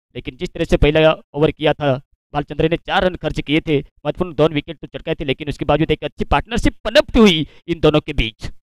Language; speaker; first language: Hindi; non-native, local second language; Marathi